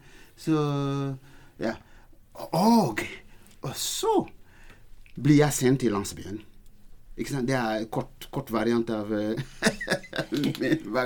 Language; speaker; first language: Norwegian; non-native, fluent; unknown